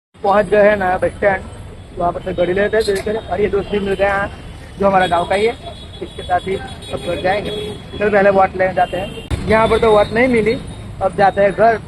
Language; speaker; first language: Hindi; non-native, local second language; Gujarati